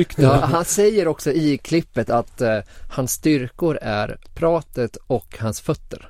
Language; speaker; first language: Swedish; native; Swedish